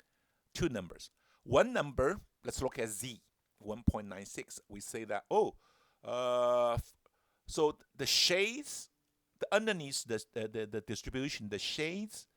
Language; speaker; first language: English; non-native, fluent; Chinese